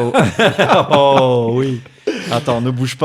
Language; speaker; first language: French; native; French